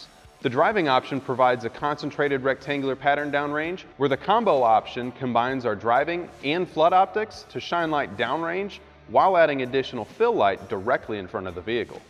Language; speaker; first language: English; native; English